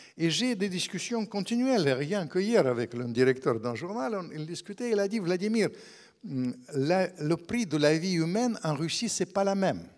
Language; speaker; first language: French; non-native, fluent; Russian